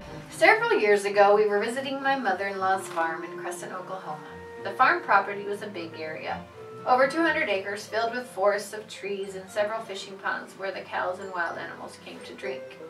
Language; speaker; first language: English; native; English